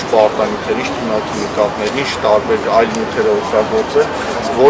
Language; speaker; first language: Armenian; native; Armenian